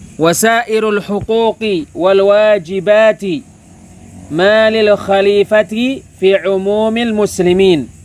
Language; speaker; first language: Arabic; non-native, local second language; Indonesian